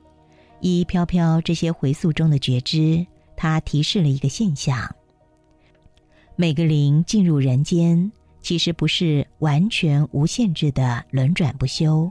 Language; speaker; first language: Chinese; native; Chinese